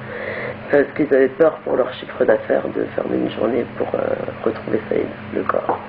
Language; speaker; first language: French; native; French